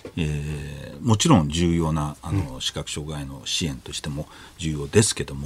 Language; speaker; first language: Japanese; native; Japanese